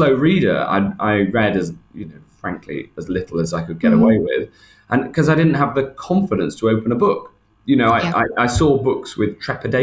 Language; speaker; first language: English; native; English